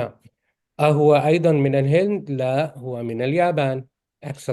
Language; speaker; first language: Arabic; non-native, fluent; English